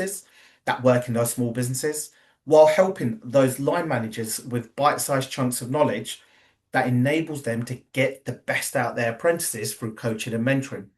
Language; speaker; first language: English; native; English